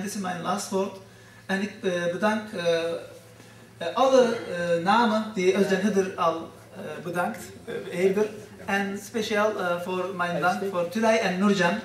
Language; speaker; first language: Dutch; non-native, fluent; Turkish